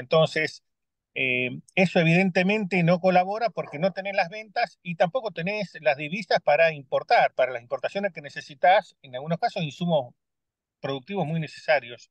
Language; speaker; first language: Spanish; native; Spanish